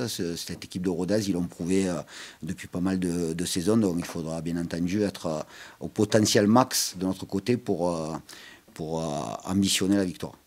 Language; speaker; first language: French; native; French